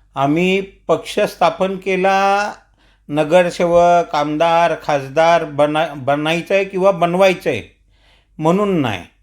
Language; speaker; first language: Marathi; non-native, local second language; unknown